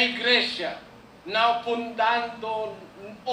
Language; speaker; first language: Portuguese; non-native, learner; Filipino